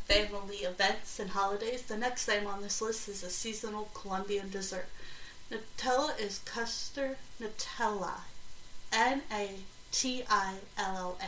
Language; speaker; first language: English; native; English